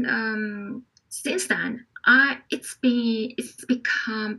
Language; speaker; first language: English; non-native, fluent; Korean